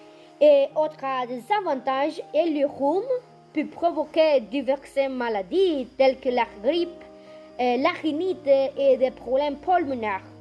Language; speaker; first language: French; non-native, learner; Spanish